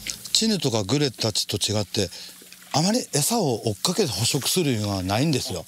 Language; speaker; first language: Japanese; native; Japanese